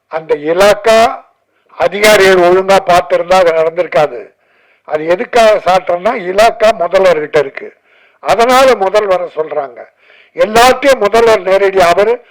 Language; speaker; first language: Tamil; native; Tamil